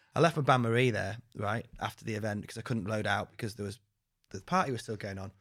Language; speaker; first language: English; native; English